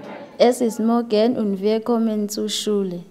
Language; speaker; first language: German; non-native, learner; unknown